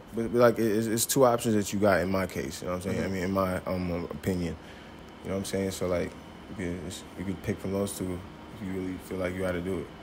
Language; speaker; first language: English; native; English